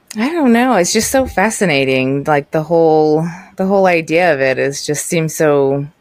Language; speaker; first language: English; early bilingual, other home language; Norwegian